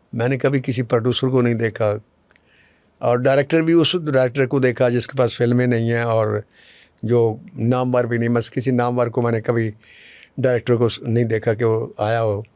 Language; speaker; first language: Urdu; non-native, local second language; Punjabi